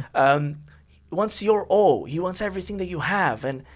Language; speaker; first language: English; non-native, fluent; Portuguese